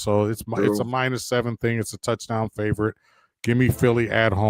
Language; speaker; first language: English; native; English